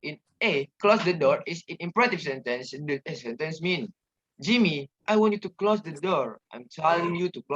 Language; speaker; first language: English; non-native, learner; Indonesian